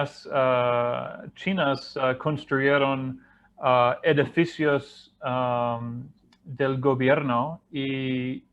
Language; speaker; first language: Spanish; non-native, fluent; English